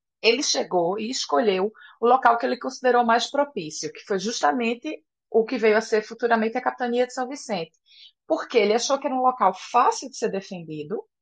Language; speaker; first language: Portuguese; native; Portuguese